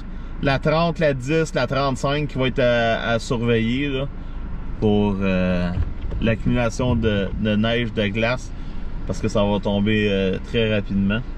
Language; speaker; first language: French; native; French